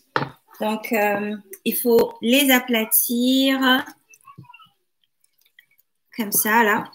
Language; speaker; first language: French; non-native, local second language; Lingala